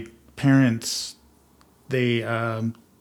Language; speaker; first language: English; native; English